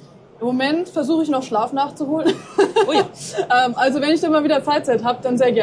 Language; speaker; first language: German; native; German